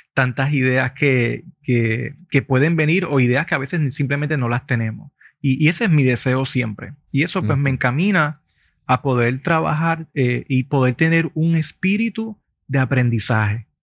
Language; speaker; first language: Spanish; native; Spanish